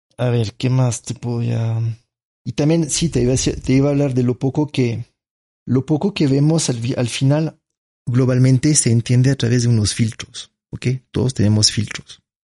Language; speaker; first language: Spanish; non-native, fluent; French